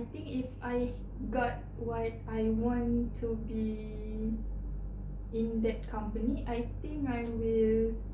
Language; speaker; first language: English; non-native, learner; Malay